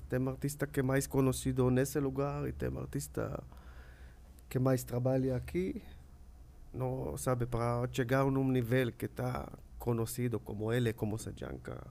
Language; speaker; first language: Portuguese; non-native, learner; Hebrew